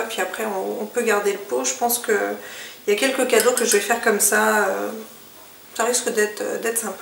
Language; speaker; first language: French; native; French